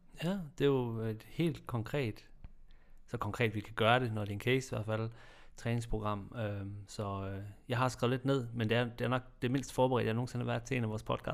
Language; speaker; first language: Danish; native; Danish